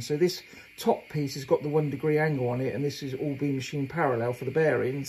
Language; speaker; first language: English; native; English